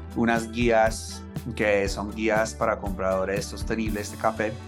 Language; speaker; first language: Spanish; non-native, fluent; English